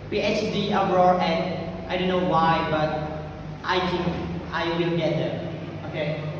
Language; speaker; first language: English; non-native, learner; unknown